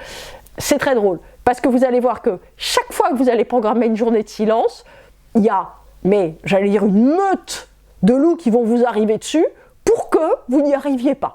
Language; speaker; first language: French; native; French